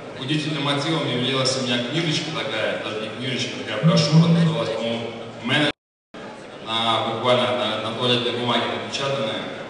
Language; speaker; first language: Russian; native; Russian